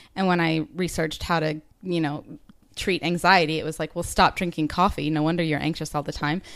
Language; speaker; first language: English; native; English